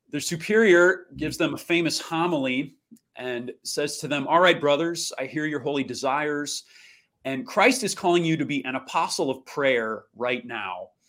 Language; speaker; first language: English; native; English